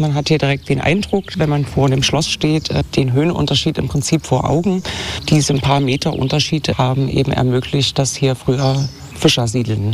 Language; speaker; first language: German; native; German